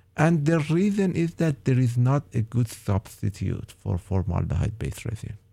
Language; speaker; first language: English; non-native, fluent; Persian